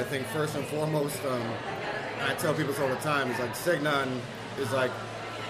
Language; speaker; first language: English; native; English